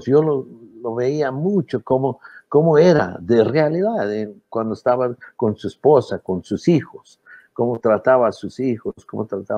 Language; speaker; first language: Spanish; early bilingual, heritage; Spanish